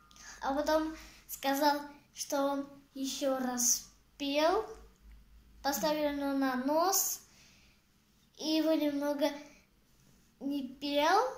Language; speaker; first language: Russian; non-native, learner; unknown